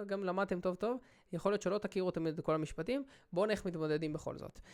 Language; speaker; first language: Hebrew; native; Hebrew